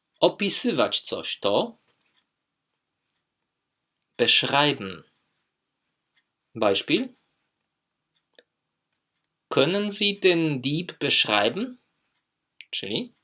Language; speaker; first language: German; non-native, fluent; Polish